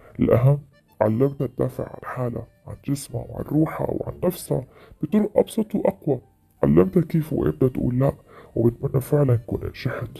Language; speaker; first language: Arabic; native; Arabic